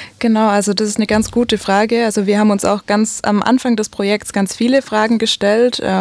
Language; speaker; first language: German; native; German